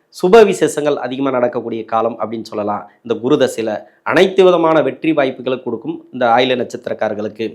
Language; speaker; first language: Tamil; native; Tamil